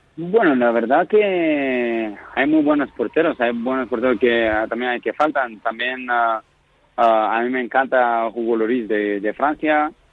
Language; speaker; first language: Spanish; non-native, fluent; Macedonian